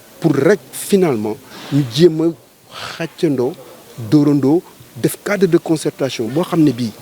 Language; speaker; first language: Wolof; native; Wolof